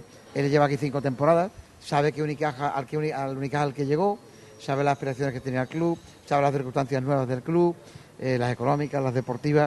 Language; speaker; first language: Spanish; native; Spanish